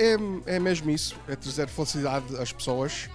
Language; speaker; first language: Portuguese; early bilingual, heritage; Portuguese